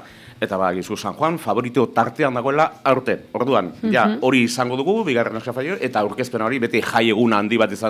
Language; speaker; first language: Basque; native; Basque